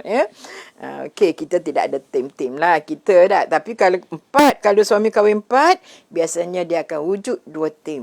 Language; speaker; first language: Malay; native; Malay